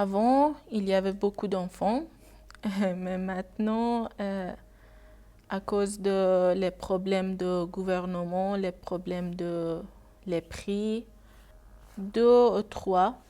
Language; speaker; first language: French; non-native, learner; Persian